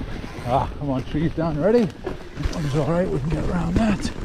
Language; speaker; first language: English; native; English